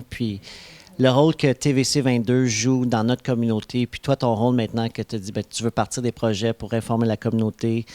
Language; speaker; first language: French; native; French